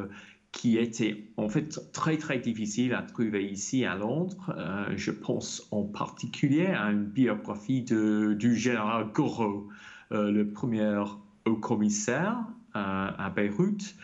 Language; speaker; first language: French; non-native, fluent; English